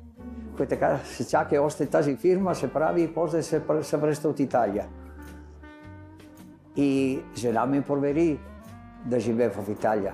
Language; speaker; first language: Bulgarian; non-native, learner; Italian